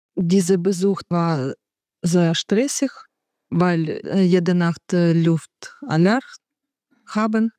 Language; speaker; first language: German; non-native, learner; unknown